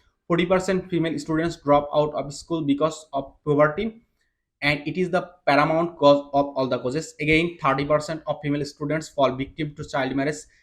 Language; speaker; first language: English; non-native, local second language; Bangla